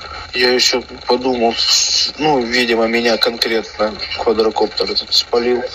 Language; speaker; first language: Russian; native; Russian